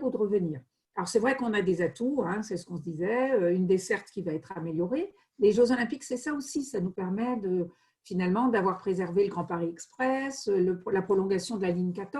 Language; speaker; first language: French; native; French